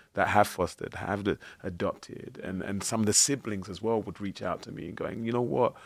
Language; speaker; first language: English; native; English